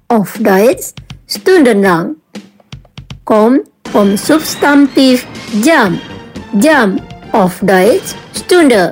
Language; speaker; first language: German; non-native, learner; Indonesian